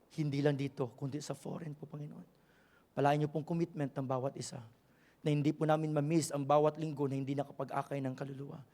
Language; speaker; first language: Filipino; native; Filipino